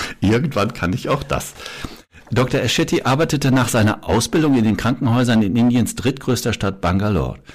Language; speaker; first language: German; native; German